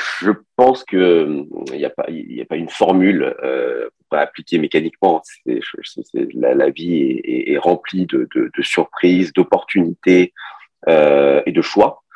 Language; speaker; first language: French; early bilingual, other home language; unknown